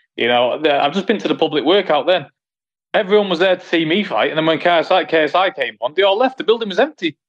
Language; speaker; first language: English; native; English